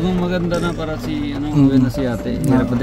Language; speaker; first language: Filipino; non-native, local second language; Punjabi